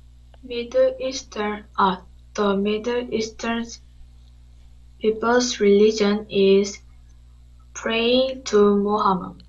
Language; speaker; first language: English; non-native, learner; Korean